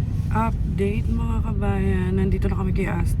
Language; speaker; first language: Filipino; native; Filipino